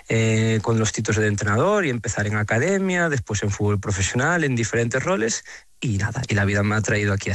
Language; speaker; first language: Spanish; native; Spanish